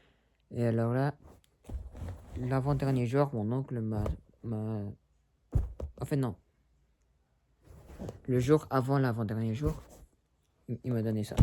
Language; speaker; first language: French; early bilingual, other home language; Spanish